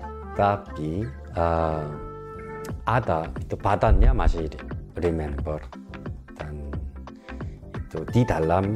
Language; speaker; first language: Indonesian; non-native, local second language; Korean